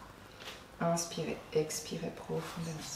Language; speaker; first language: French; native; French